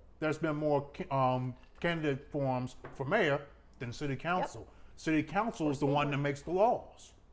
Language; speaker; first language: English; native; English